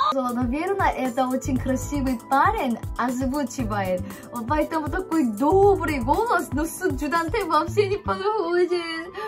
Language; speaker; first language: Russian; non-native, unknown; Korean